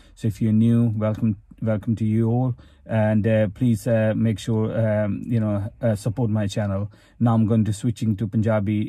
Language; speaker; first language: English; non-native, local second language; Punjabi